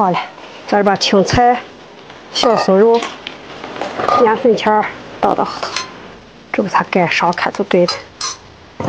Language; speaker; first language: Chinese; native; Chinese